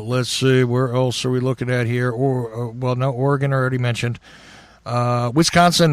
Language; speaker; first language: English; native; English